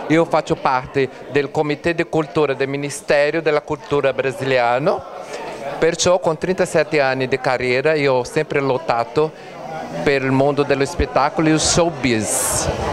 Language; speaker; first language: Italian; non-native, fluent; Portuguese